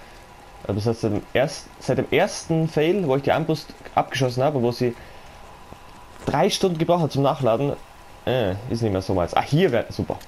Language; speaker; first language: German; native; German